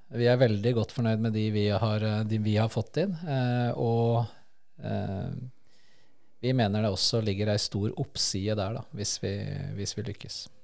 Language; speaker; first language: Norwegian; early bilingual, other home language; Spanish